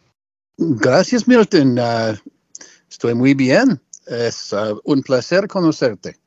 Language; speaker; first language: Spanish; non-native, learner; English